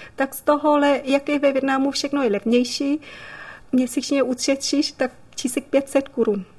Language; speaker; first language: Czech; non-native, fluent; Vietnamese